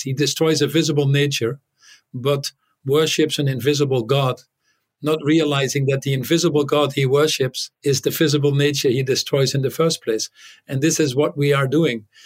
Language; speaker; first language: English; non-native, fluent; Dutch